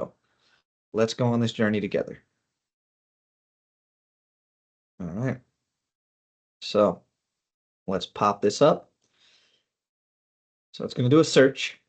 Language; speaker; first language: English; native; English